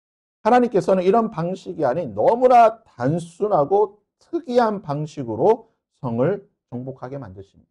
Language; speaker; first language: Korean; native; Korean